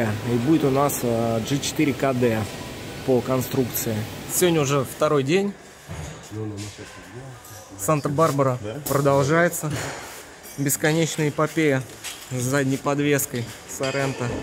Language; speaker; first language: Russian; native; Russian